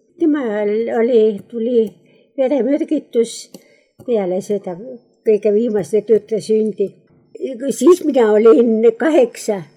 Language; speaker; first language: Estonian; native; Estonian